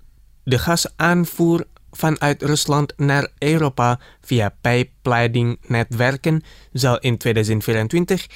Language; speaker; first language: Dutch; non-native, fluent; Indonesian